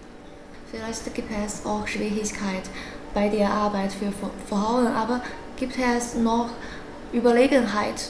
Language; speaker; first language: German; non-native, learner; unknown